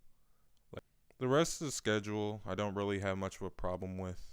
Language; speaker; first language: English; native; English